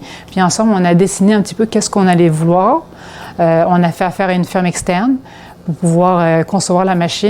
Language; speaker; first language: French; native; French